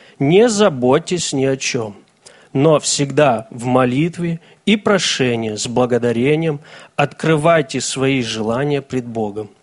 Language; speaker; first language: Russian; native; Russian